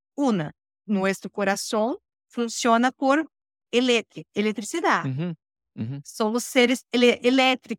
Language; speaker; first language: Spanish; non-native, learner; Portuguese